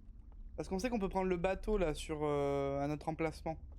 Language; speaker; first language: French; native; French